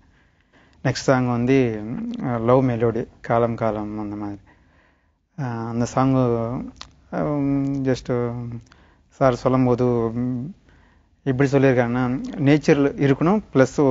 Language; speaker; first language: Tamil; native; Tamil